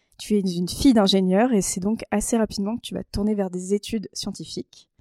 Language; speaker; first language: French; native; French